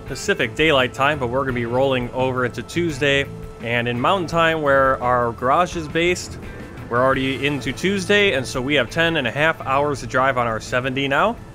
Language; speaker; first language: English; native; English